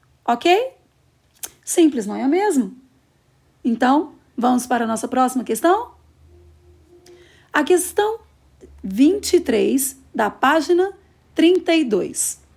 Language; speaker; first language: Portuguese; native; Portuguese